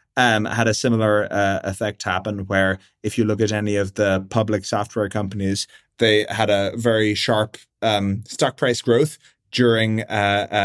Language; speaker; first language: English; native; English